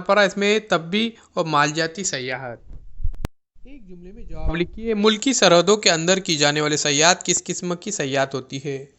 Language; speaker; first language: Urdu; native; Urdu